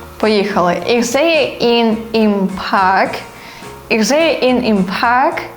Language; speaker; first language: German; non-native, fluent; Ukrainian